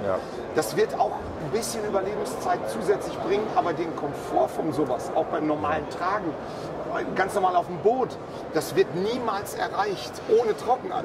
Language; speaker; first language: German; native; German